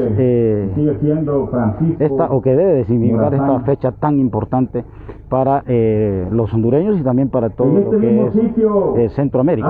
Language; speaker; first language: Spanish; native; Spanish